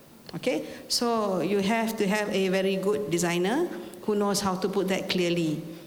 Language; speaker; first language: English; non-native, local second language; Malay